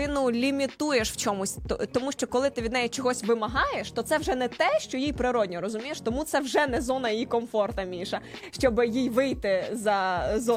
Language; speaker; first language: Ukrainian; native; Ukrainian